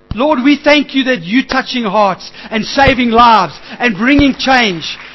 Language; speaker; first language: English; native; English